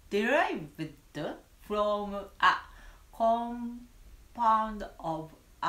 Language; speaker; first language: English; non-native, learner; Japanese